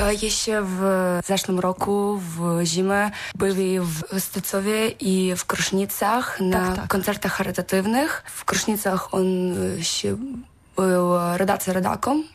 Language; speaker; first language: Polish; non-native, learner; Ukrainian